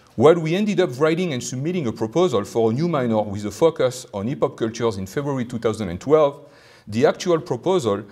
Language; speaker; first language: English; non-native, fluent; French